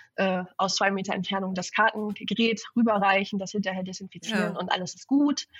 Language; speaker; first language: German; native; German